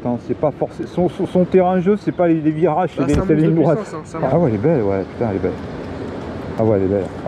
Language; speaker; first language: French; native; French